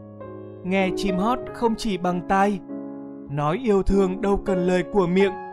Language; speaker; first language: Vietnamese; native; Vietnamese